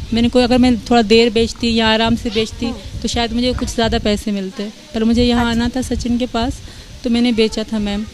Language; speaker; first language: Urdu; non-native, local second language; Sindhi